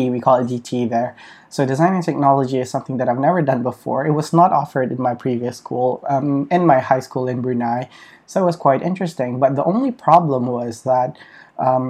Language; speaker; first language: English; non-native, fluent; Malay